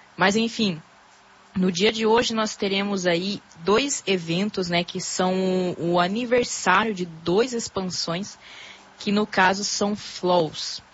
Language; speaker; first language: Portuguese; native; Portuguese